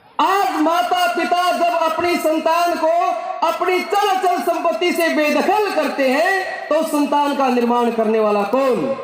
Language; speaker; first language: Hindi; native; Hindi